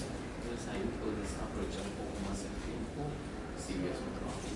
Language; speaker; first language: Spanish; native; Spanish